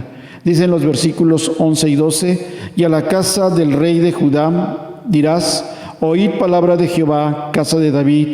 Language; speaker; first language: Spanish; native; Spanish